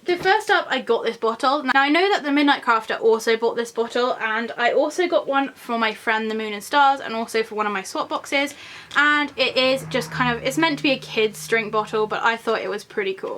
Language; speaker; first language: English; native; English